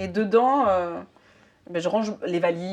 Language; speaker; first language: French; native; French